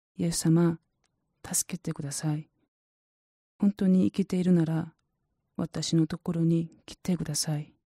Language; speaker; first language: Japanese; non-native, learner; Korean